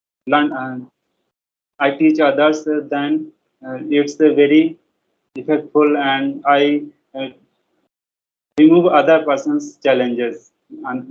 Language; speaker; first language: English; non-native, learner; Hindi